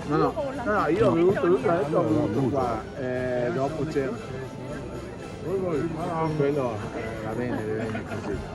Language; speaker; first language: Italian; non-native, learner; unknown